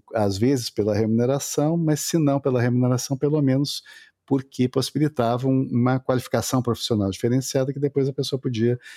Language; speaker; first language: Portuguese; native; Portuguese